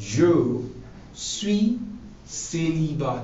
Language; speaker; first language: French; non-native, fluent; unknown